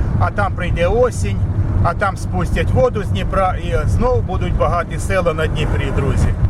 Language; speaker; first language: Ukrainian; non-native, local second language; Russian